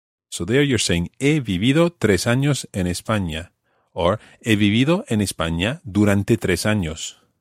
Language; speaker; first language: Spanish; non-native, fluent; English